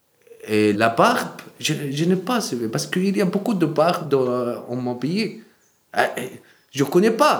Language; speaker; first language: French; non-native, learner; Arabic